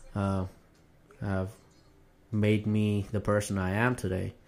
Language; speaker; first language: English; non-native, fluent; Arabic